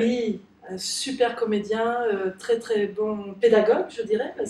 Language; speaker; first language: French; native; French